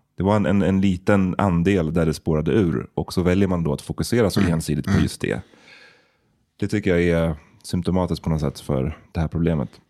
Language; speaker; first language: Swedish; native; Swedish